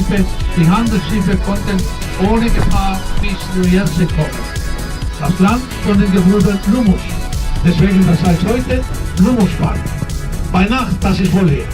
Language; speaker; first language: German; non-native, fluent; Spanish